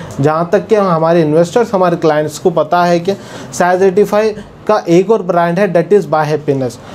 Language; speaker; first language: Hindi; native; Hindi